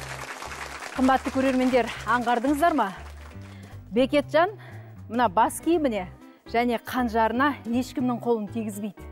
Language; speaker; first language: Kazakh; native; Kazakh